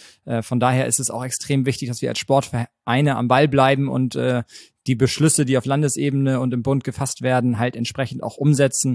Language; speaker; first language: German; native; German